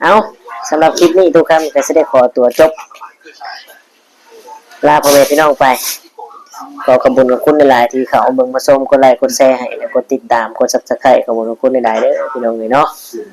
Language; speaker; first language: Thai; non-native, local second language; Lao